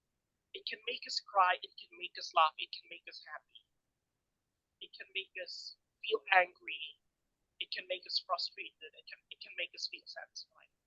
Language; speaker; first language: English; non-native, fluent; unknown